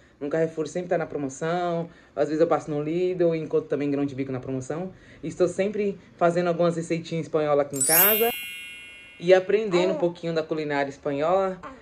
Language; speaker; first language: Portuguese; native; Portuguese